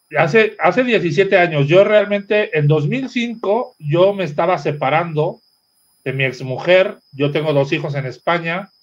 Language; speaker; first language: Spanish; native; Spanish